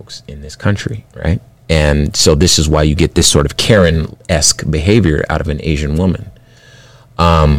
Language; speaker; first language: English; early bilingual, other home language; Spanish